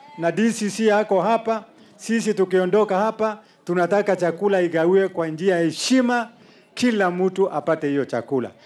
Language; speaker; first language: Swahili; native; Swahili